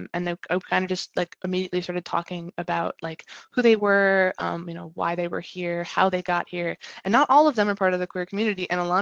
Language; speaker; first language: English; native; English